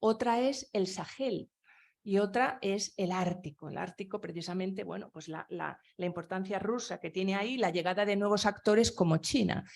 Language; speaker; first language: Spanish; non-native, local second language; Galician